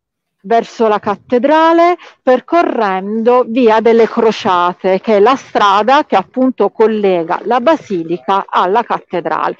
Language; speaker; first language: Italian; native; Italian